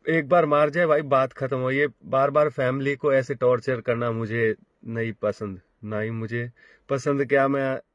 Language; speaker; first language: Hindi; native; Hindi